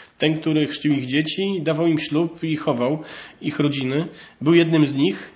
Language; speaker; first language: Polish; native; Polish